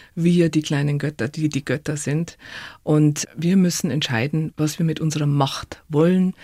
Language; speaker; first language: German; native; German